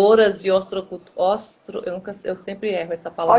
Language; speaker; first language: Portuguese; native; Portuguese